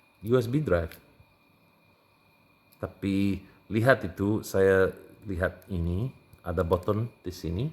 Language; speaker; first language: Indonesian; non-native, learner; English